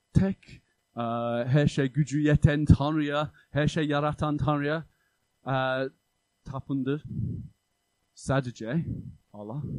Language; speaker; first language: Turkish; non-native, fluent; English